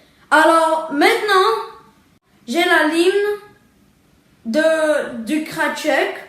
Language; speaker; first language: French; early bilingual, other home language; Czech